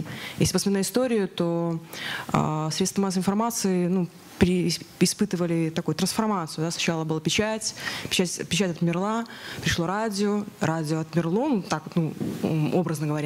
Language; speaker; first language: Russian; native; Russian